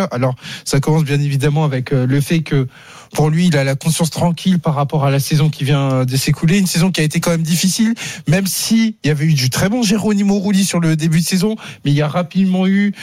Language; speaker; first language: French; native; French